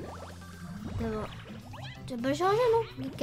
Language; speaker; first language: French; non-native, learner; Japanese